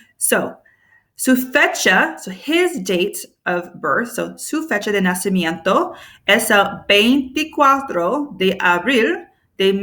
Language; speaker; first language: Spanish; non-native, fluent; English